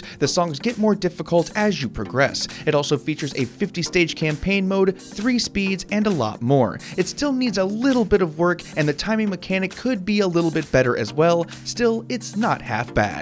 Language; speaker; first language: English; native; English